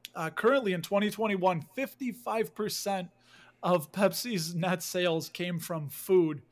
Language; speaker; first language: English; native; English